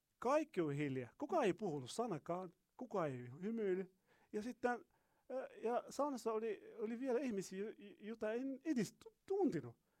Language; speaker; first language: Finnish; non-native, fluent; Arabic